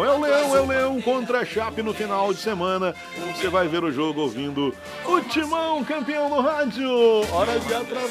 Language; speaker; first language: Portuguese; native; Portuguese